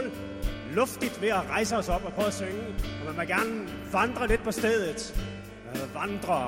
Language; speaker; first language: Danish; native; Danish